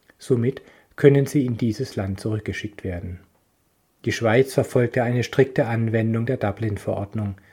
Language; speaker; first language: German; native; German